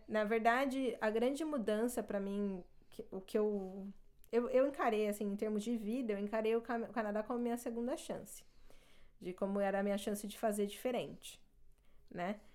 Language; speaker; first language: Portuguese; native; Portuguese